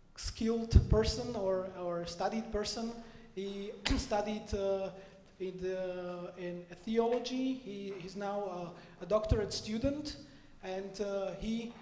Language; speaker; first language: English; non-native, fluent; Slovak